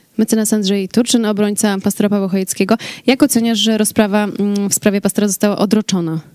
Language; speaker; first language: Polish; native; Polish